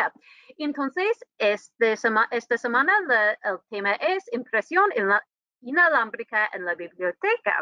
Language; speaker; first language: Spanish; non-native, fluent; English